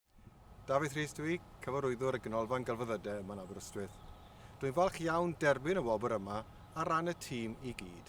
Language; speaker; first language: Welsh; native; Welsh